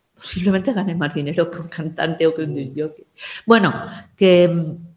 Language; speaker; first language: Spanish; native; Spanish